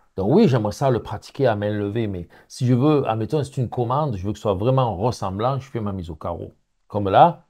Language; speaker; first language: French; native; French